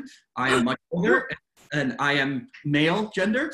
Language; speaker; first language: English; native; English